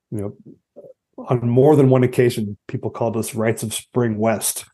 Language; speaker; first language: English; native; English